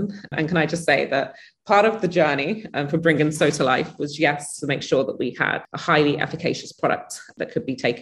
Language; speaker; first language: English; native; English